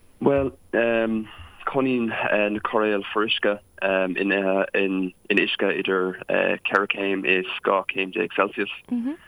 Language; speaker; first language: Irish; non-native, local second language; English